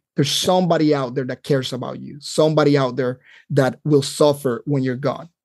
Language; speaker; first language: English; non-native, fluent; Spanish